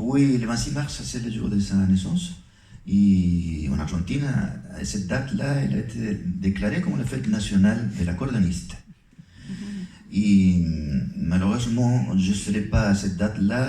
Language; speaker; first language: French; non-native, fluent; Spanish